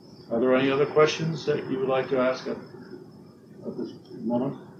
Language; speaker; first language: English; native; English